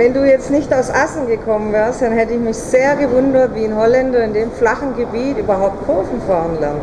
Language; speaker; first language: German; native; German